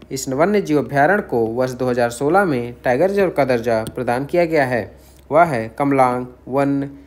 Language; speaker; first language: Hindi; native; Hindi